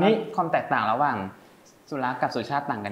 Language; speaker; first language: Thai; native; Thai